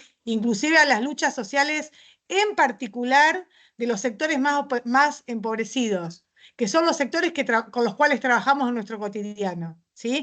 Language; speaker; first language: Spanish; native; Spanish